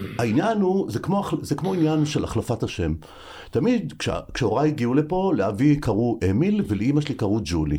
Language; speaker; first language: Hebrew; native; Hebrew